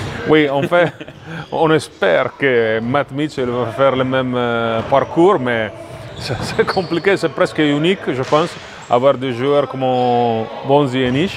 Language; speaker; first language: French; non-native, fluent; Italian